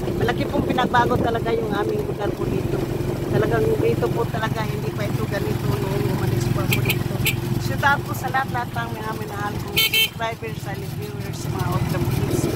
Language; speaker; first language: Filipino; non-native, local second language; Cebuano